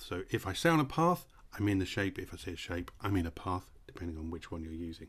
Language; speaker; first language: English; native; English